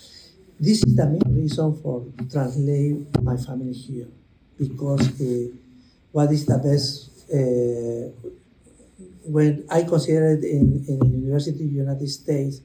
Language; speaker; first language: English; non-native, learner; Spanish